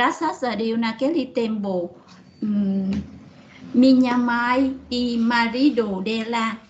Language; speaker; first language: Portuguese; non-native, learner; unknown